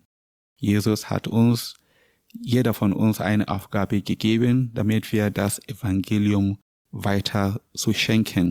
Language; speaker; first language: German; non-native, learner; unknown